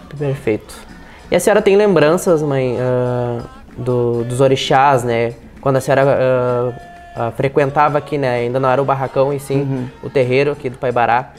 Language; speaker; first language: Portuguese; native; Portuguese